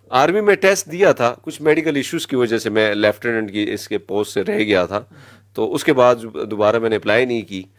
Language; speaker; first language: Urdu; non-native, local second language; Pashto